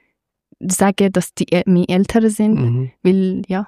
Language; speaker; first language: German; non-native, fluent; Persian